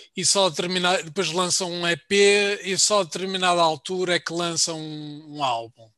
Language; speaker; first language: Portuguese; native; Portuguese